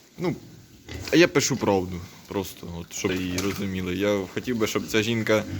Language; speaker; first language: Ukrainian; native; Ukrainian